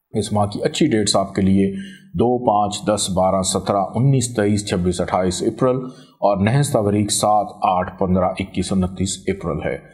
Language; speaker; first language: Urdu; native; Urdu